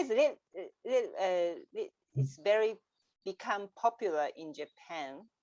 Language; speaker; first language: English; non-native, learner; Japanese